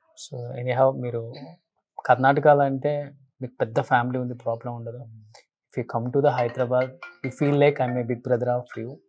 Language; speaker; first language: Telugu; native; Telugu